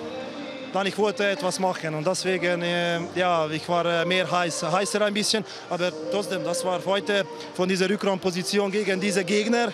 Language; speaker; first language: German; non-native, fluent; Hungarian